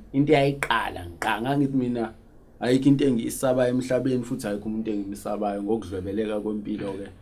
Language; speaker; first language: Zulu; native; Zulu